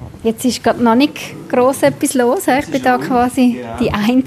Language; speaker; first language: German; native; German